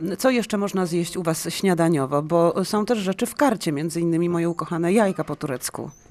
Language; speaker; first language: Polish; native; Polish